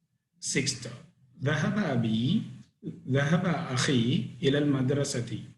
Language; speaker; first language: Arabic; non-native, fluent; Tamil